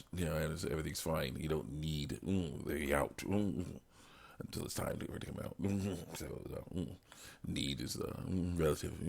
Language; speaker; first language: English; native; English